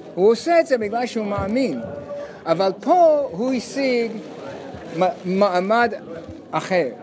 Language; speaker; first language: Hebrew; non-native, fluent; English